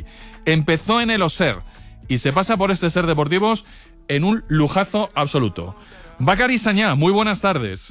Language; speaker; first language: Spanish; native; Spanish